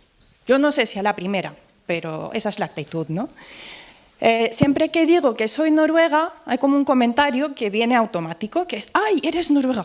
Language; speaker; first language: Spanish; non-native, fluent; Norwegian